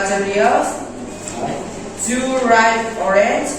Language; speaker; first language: English; non-native, learner; Indonesian